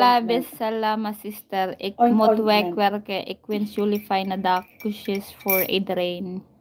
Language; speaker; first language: Dutch; non-native, learner; Filipino